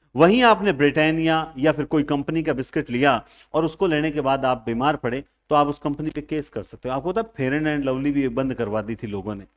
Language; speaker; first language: Hindi; native; Hindi